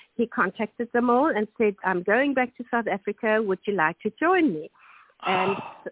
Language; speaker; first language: English; non-native, local second language; German